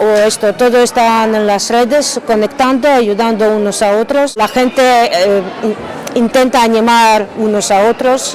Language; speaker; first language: Spanish; non-native, fluent; Ukrainian